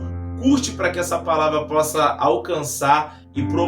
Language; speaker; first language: Portuguese; native; Portuguese